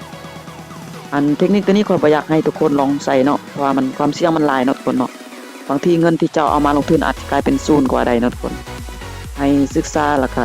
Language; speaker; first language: Thai; non-native, local second language; Lao